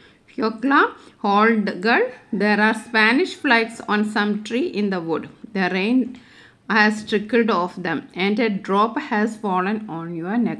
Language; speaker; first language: English; non-native, local second language; Malayalam